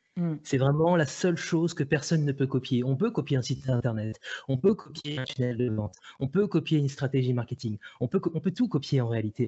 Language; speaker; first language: French; native; French